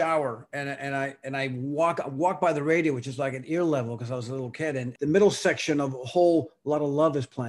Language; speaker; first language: English; early bilingual, other home language; Spanish